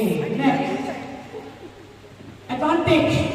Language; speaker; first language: English; non-native, local second language; Malay